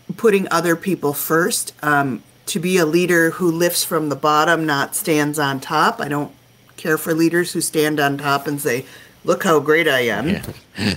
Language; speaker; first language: English; native; English